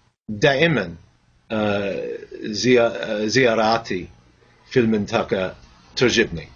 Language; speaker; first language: Arabic; non-native, fluent; English